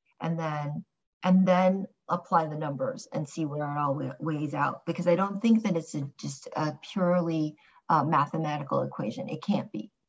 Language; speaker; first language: English; early bilingual, other home language; Korean